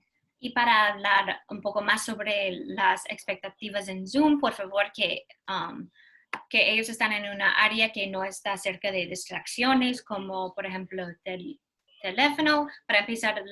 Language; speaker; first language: Spanish; non-native, learner; English